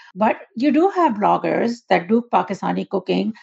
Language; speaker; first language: English; non-native, local second language; Urdu